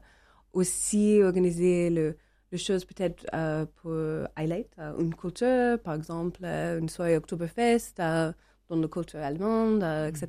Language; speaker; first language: French; non-native, learner; English